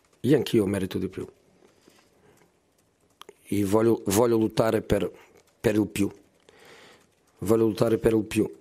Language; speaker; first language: Italian; non-native, fluent; Portuguese